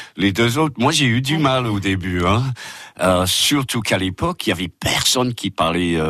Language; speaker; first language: French; non-native, fluent; English